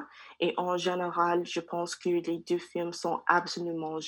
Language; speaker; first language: French; non-native, learner; English